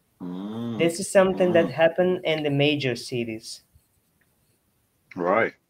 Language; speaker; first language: English; non-native, learner; Portuguese